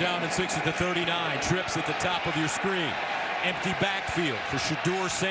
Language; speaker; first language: English; native; English